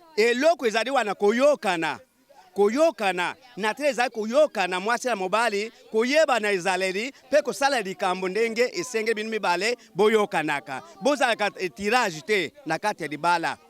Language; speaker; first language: Lingala; non-native, local second language; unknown